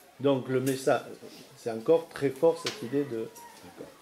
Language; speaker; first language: French; native; French